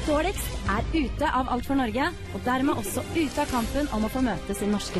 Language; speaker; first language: Norwegian; native; Norwegian